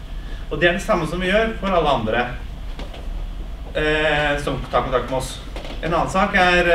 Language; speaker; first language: Norwegian; native; Norwegian